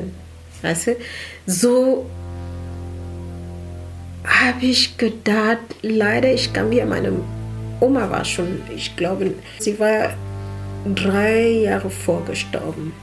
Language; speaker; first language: German; non-native, learner; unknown